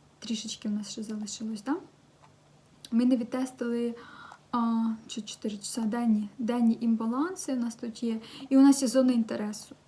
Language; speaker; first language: Ukrainian; non-native, local second language; Russian